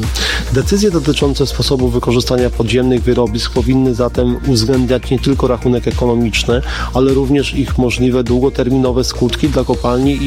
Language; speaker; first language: Polish; native; Polish